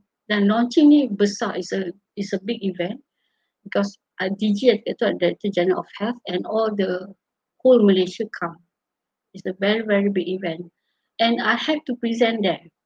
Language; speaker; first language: English; non-native, local second language; Malay